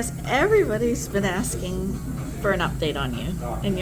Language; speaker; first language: English; native; English